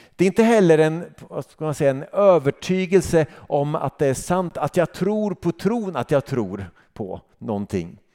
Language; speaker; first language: Swedish; native; Swedish